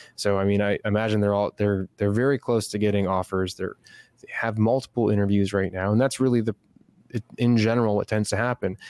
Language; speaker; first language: English; native; English